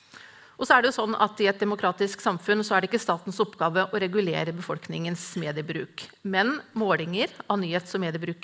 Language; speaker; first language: Norwegian; native; Norwegian